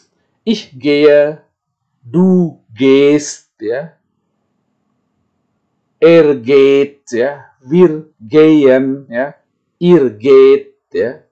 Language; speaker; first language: German; non-native, fluent; Indonesian